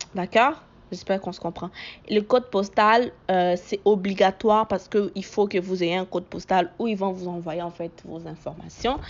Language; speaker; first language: French; native; French